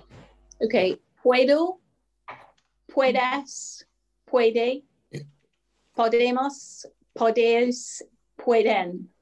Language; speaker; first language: Spanish; non-native, learner; English